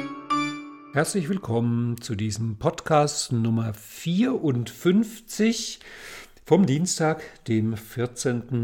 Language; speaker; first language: German; native; German